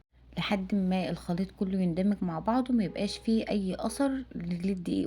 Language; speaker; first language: Arabic; native; Arabic